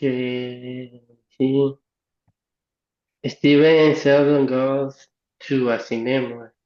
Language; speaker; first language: English; non-native, learner; Spanish